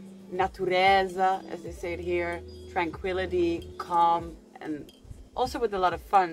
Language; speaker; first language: English; non-native, fluent; Dutch